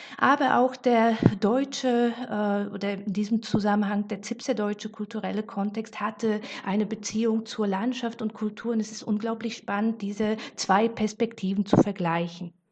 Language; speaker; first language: German; non-native, fluent; Slovak